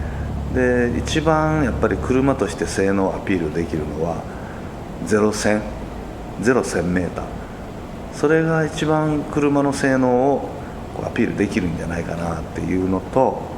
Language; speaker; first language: Japanese; native; Japanese